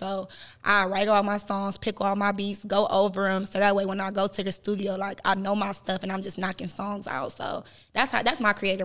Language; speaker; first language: English; native; English